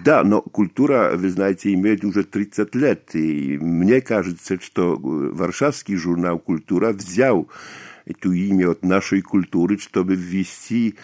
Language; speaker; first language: Russian; non-native, fluent; Polish